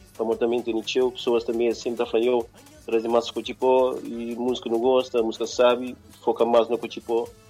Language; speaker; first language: Portuguese; non-native, local second language; Kabuverdianu